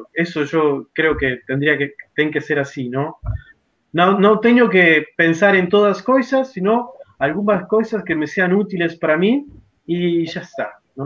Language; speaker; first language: Portuguese; non-native, learner; Spanish